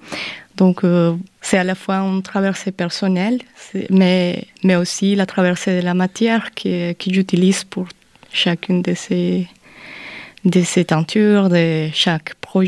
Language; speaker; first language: French; non-native, fluent; Spanish